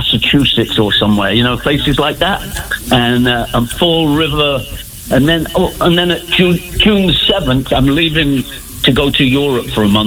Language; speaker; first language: English; native; English